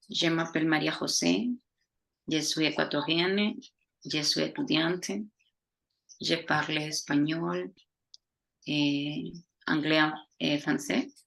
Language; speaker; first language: French; non-native, learner; Spanish